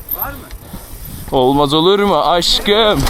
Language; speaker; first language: Turkish; native; Turkish